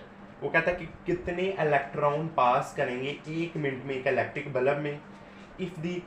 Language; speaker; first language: Hindi; non-native, local second language; Punjabi